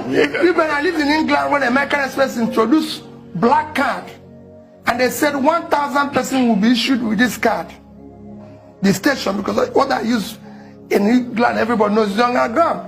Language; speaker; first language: English; non-native, local second language; Igbo